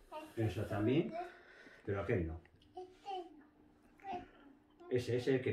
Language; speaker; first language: Russian; early bilingual, heritage; Spanish